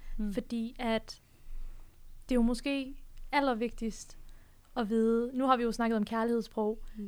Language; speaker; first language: Danish; early bilingual, other home language; Persian